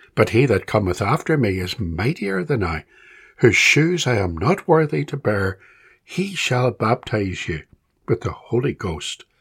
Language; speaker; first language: English; native; English